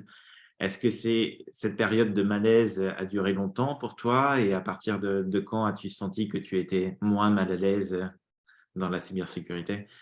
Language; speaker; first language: French; native; French